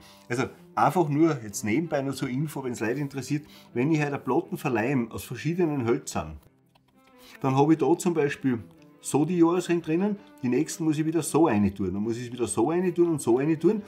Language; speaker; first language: German; native; German